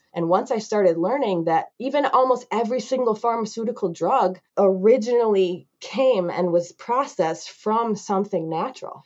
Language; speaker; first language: English; native; English